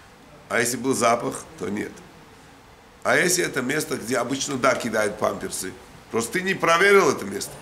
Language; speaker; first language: Russian; native; Russian